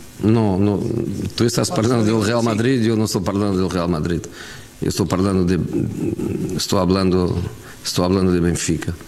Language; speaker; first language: Spanish; non-native, fluent; Portuguese